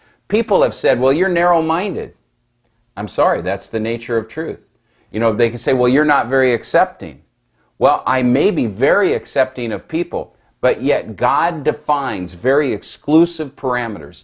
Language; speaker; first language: English; native; English